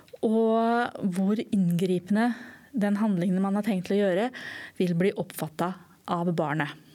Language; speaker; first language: Norwegian; native; Norwegian